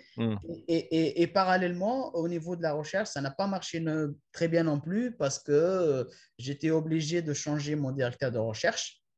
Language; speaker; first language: French; non-native, local second language; Arabic